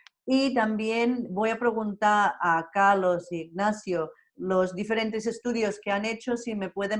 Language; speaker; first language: Spanish; non-native, fluent; English